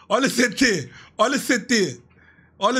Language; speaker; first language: Portuguese; native; Portuguese